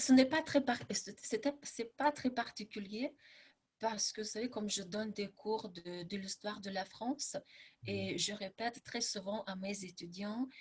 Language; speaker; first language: French; non-native, fluent; Lithuanian